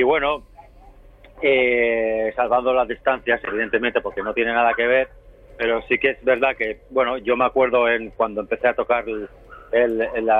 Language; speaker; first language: Spanish; native; Spanish